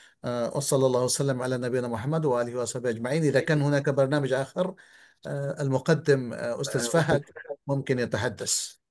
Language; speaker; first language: Arabic; non-native, fluent; Bangla